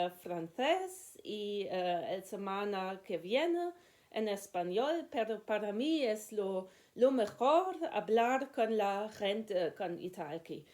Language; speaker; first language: Spanish; non-native, learner; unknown